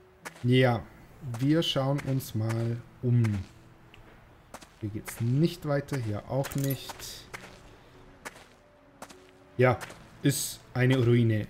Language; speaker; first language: German; native; German